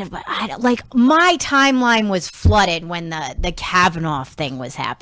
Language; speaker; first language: English; native; English